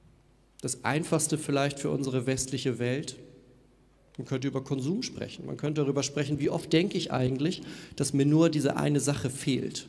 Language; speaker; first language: German; native; German